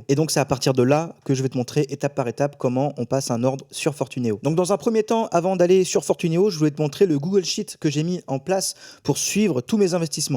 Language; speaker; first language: French; native; French